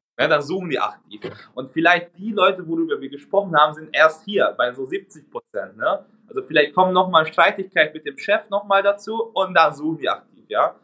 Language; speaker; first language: German; non-native, fluent; Hungarian